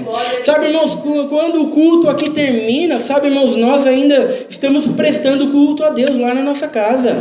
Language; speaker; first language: Portuguese; native; Portuguese